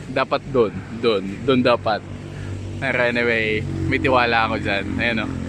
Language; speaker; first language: Filipino; native; Filipino